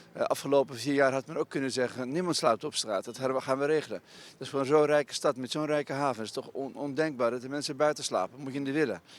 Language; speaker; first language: Dutch; non-native, fluent; Riffian